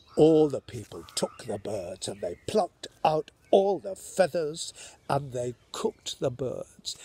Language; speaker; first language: English; native; English